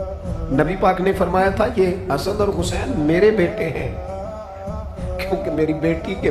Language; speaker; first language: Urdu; non-native, local second language; Punjabi